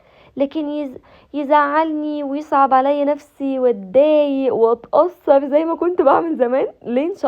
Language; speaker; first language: Arabic; native; Arabic